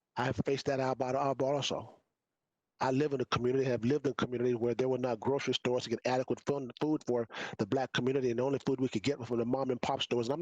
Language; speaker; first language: English; native; English